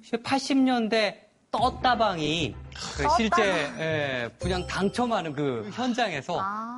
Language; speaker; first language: Korean; native; Korean